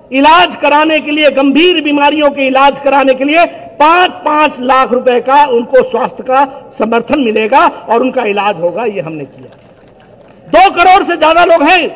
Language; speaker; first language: Hindi; native; Hindi